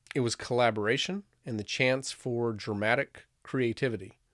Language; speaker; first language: English; native; English